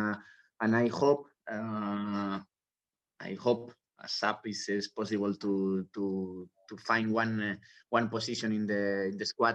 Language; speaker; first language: English; non-native, learner; Spanish